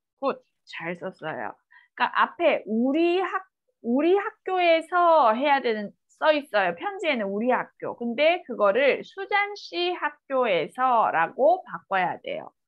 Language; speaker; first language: Korean; native; Korean